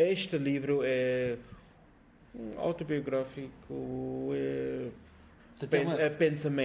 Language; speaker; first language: Portuguese; non-native, learner; English